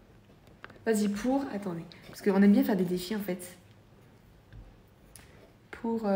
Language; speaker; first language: French; native; French